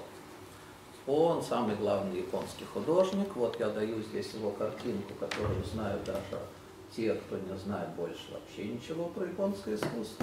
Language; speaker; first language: Russian; native; Russian